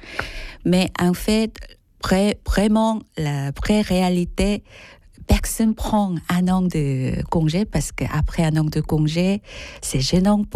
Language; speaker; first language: French; non-native, fluent; Korean